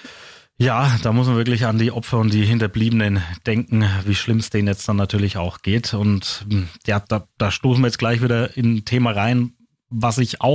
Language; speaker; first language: German; native; German